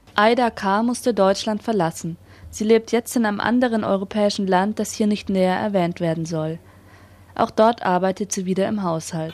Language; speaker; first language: German; native; German